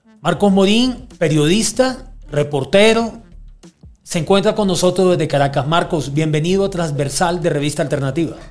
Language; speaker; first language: Spanish; native; Spanish